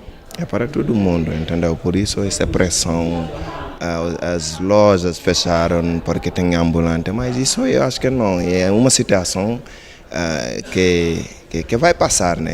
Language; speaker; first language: Portuguese; non-native, fluent; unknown